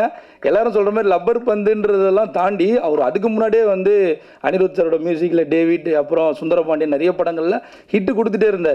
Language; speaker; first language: Tamil; native; Tamil